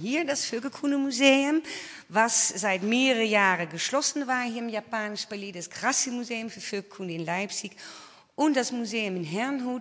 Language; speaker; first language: German; non-native, fluent; Dutch